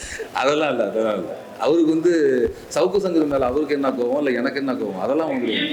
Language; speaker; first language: Tamil; native; Tamil